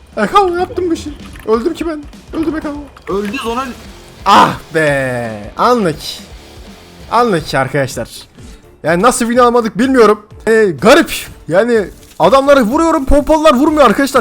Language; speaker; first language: Turkish; native; Turkish